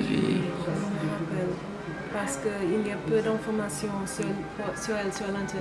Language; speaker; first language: French; non-native, learner; English